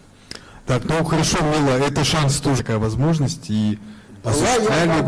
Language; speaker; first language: Russian; native; Russian